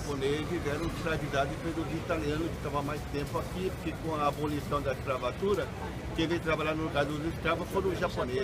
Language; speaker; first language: Portuguese; early bilingual, other home language; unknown